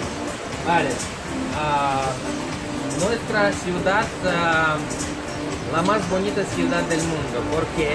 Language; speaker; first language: Spanish; non-native, fluent; Russian